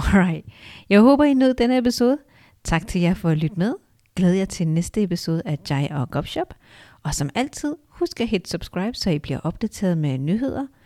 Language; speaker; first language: Danish; early bilingual, other home language; Urdu